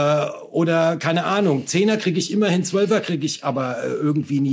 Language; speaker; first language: German; native; German